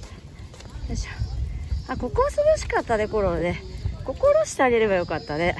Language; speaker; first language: Japanese; native; Japanese